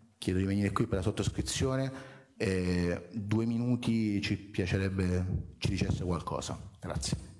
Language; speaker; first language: Italian; native; Italian